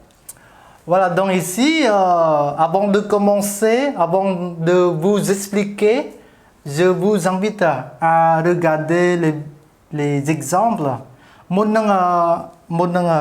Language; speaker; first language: French; non-native, fluent; Khmer